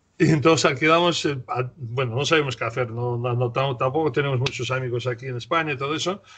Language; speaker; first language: Spanish; non-native, fluent; Russian